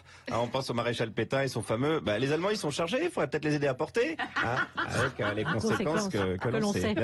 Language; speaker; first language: French; native; French